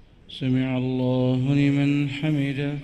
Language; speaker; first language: Arabic; native; Arabic